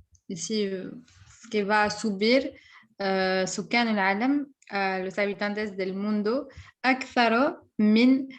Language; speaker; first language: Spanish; non-native, fluent; French